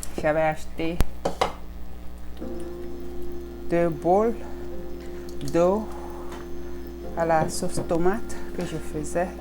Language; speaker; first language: French; non-native, local second language; Ewe